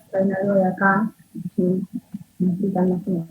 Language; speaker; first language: Spanish; native; Spanish